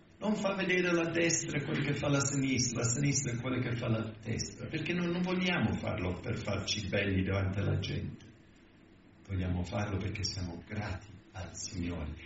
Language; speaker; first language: Italian; non-native, fluent; English